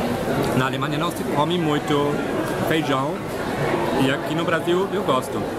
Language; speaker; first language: Portuguese; non-native, fluent; German